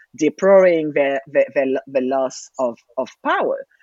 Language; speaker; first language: English; non-native, fluent; French